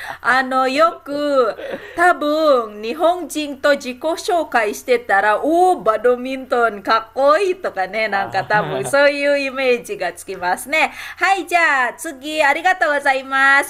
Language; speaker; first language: Japanese; non-native, fluent; Indonesian